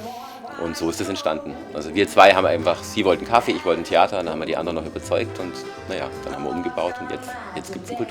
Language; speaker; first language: German; native; German